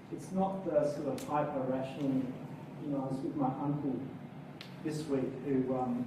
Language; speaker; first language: English; native; English